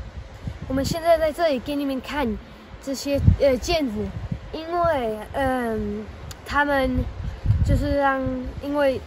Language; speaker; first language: Chinese; early bilingual, heritage; English